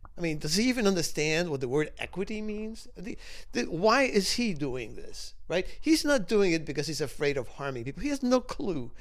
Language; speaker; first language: English; early bilingual, other home language; Spanish